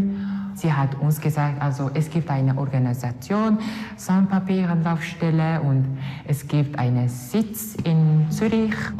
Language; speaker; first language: German; non-native, learner; Mongolian